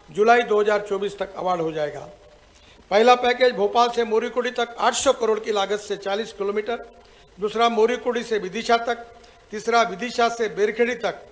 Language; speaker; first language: Hindi; non-native, local second language; Marathi